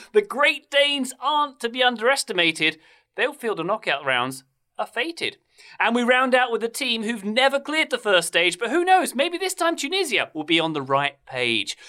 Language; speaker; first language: English; native; English